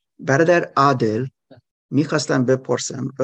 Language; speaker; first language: Persian; non-native, learner; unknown